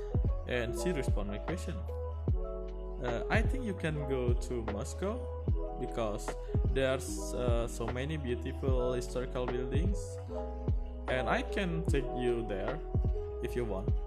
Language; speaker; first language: English; non-native, learner; Indonesian